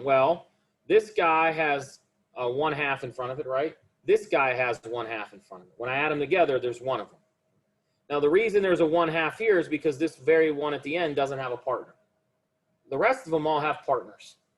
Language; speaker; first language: English; native; English